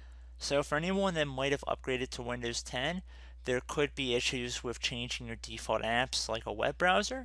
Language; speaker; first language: English; native; English